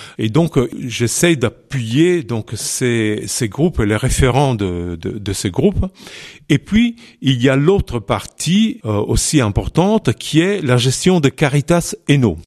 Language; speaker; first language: French; non-native, fluent; Italian